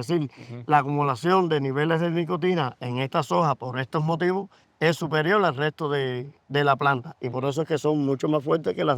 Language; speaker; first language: Spanish; native; Spanish